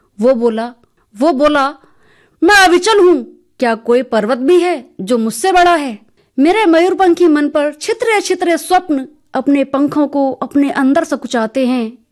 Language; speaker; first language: Hindi; native; Hindi